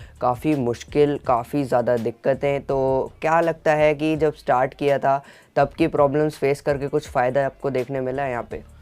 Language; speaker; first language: Hindi; native; Hindi